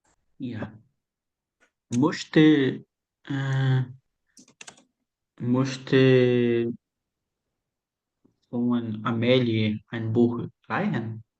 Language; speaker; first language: German; non-native, learner; Portuguese